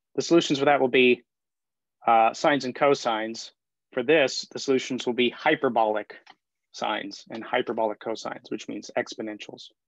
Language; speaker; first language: English; native; English